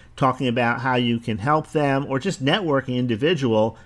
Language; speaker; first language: English; early bilingual, other home language; Italian